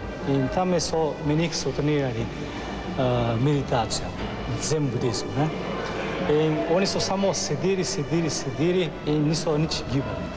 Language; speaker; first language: Slovenian; non-native, fluent; Japanese